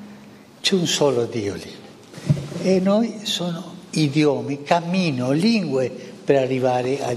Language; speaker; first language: Italian; non-native, fluent; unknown